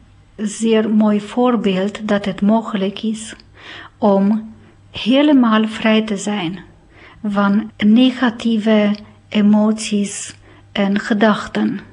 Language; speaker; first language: Dutch; non-native, fluent; Romanian